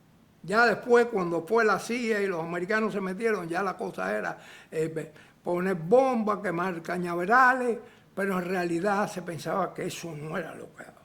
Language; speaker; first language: Spanish; native; Spanish